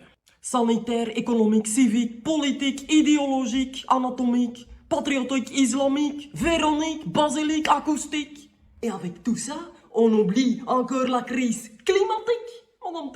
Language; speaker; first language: French; native; French